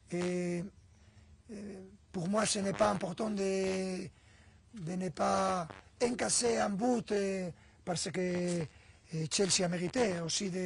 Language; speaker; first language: French; non-native, fluent; Spanish